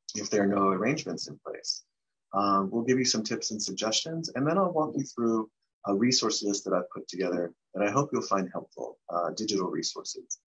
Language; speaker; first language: English; early bilingual, other home language; Spanish